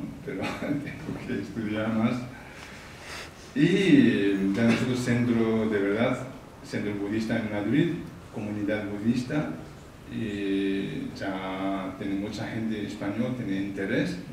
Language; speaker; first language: Spanish; non-native, learner; Tibetan